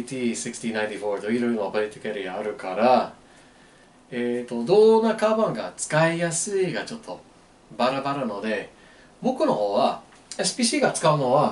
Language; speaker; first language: Japanese; non-native, learner; English